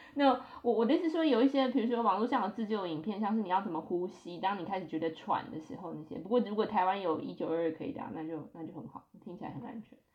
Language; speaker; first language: Chinese; native; Chinese